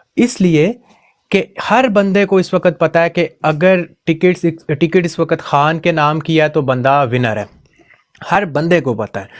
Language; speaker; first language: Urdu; non-native, local second language; Punjabi